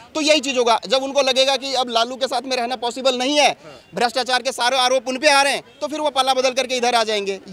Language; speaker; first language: Hindi; native; Hindi